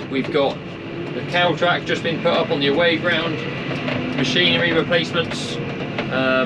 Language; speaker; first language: English; native; English